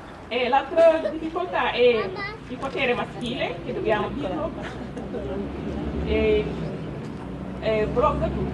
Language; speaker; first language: Italian; non-native, fluent; Wolof